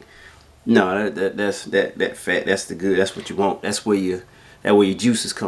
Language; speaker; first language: English; native; English